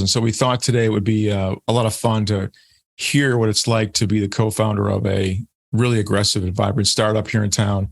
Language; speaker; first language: English; native; English